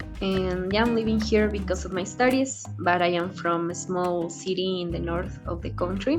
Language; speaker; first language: English; non-native, fluent; Spanish